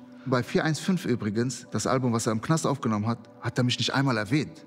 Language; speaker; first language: German; early bilingual, other home language; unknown